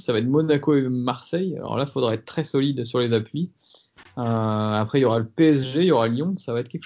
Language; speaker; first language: French; native; French